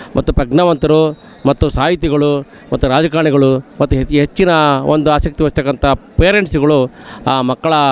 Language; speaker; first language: Kannada; native; Kannada